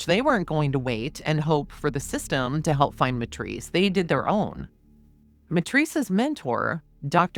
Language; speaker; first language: English; native; English